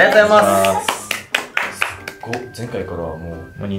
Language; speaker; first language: Japanese; native; Japanese